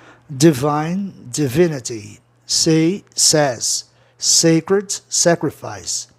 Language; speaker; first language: English; non-native, fluent; Portuguese